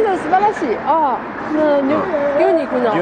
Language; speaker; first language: Japanese; non-native, learner; Chinese